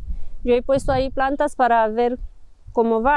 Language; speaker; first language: Spanish; non-native, fluent; Romanian